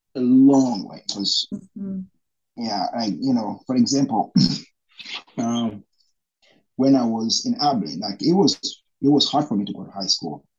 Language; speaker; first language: English; non-native, local second language; Rundi